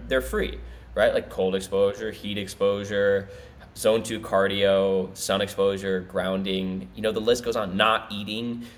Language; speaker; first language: English; native; English